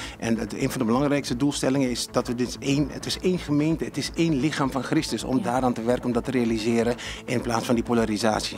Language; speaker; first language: Dutch; non-native, local second language; Papiamento